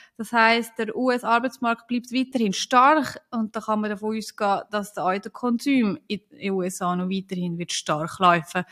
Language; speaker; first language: German; native; German